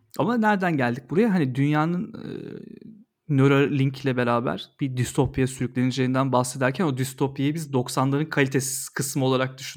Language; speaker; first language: Turkish; native; Turkish